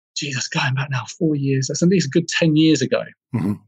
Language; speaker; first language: English; native; English